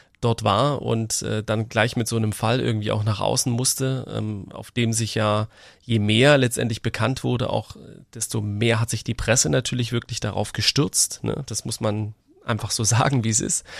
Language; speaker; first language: German; native; German